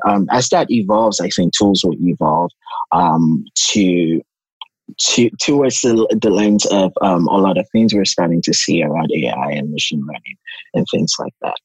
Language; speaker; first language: English; non-native, local second language; Yoruba